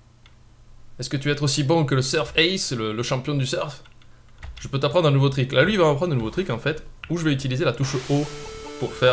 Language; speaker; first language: French; native; French